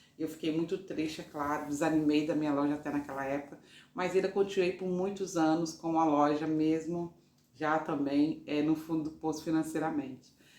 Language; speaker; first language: Portuguese; native; Portuguese